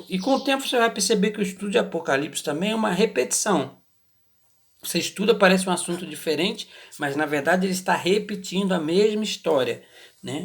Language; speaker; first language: Portuguese; native; Portuguese